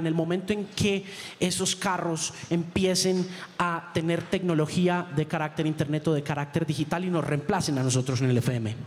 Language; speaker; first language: Spanish; native; Spanish